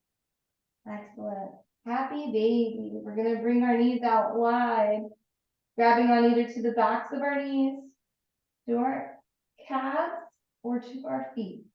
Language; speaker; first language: English; native; English